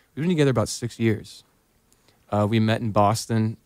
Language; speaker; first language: English; native; English